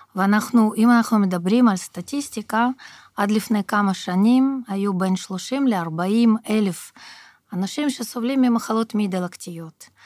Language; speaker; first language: Hebrew; early bilingual, other home language; Russian